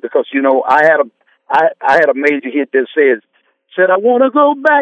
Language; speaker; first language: English; native; English